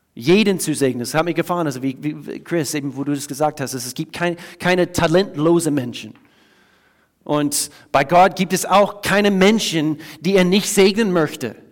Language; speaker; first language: German; non-native, fluent; English